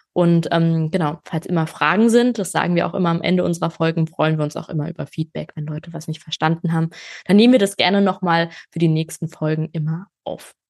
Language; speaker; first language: German; native; German